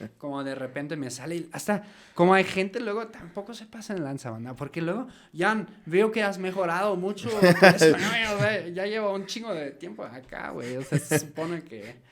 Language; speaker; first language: Spanish; non-native, fluent; German